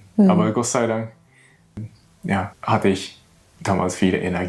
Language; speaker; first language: German; non-native, learner; Japanese